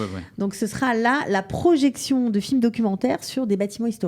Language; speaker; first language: French; native; French